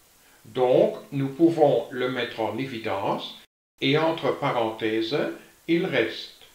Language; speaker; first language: French; native; French